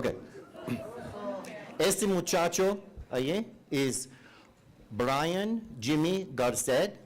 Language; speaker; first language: Spanish; non-native, learner; English